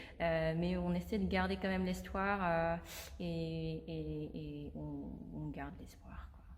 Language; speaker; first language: French; non-native, fluent; Korean